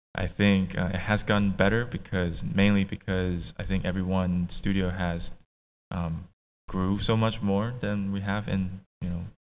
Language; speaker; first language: English; native; English